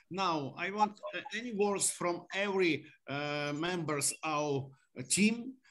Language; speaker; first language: English; non-native, learner; Ukrainian